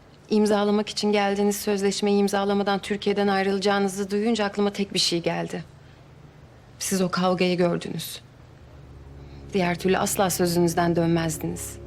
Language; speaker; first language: Turkish; native; Turkish